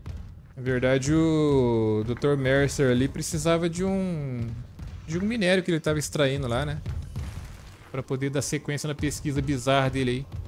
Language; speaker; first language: Portuguese; native; Portuguese